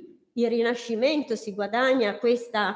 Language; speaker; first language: Italian; native; Italian